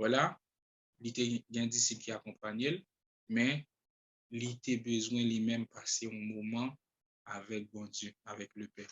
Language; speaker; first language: French; non-native, local second language; Haitian Creole